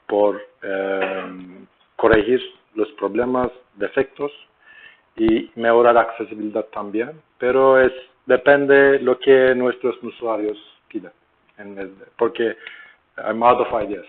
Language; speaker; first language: Spanish; non-native, learner; Turkish